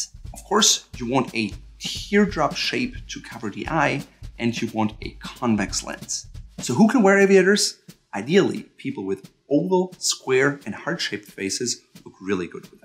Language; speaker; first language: English; non-native, fluent; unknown